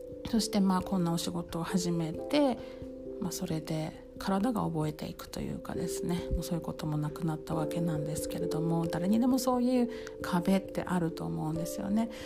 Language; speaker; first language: Japanese; native; Japanese